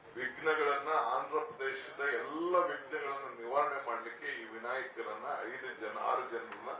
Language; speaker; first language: Kannada; native; Kannada